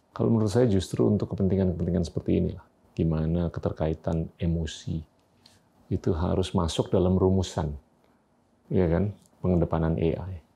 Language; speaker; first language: Indonesian; native; Indonesian